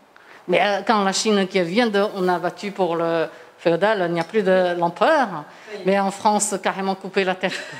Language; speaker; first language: French; non-native, learner; Chinese